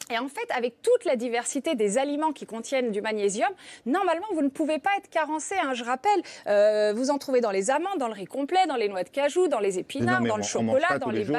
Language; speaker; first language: French; native; French